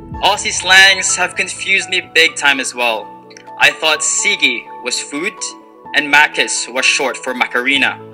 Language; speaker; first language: English; non-native, local second language; Filipino